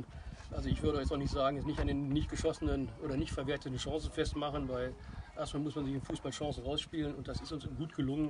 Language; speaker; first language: German; native; German